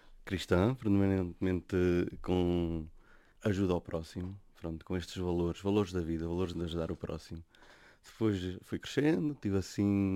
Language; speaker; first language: Portuguese; native; Portuguese